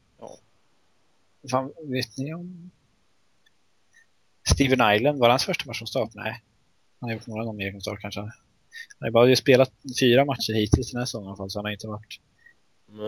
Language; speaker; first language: Swedish; native; Swedish